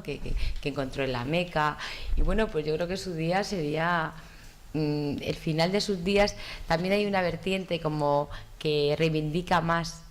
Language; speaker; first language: Spanish; native; Spanish